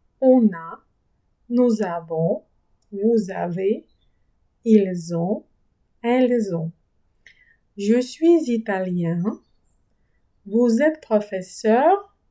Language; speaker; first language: French; non-native, fluent; Ukrainian